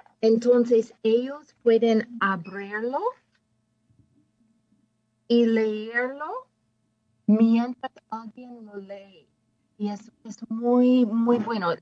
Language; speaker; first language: Spanish; non-native, fluent; English